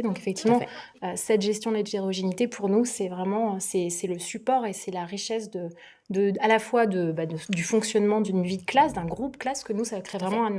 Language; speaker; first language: French; native; French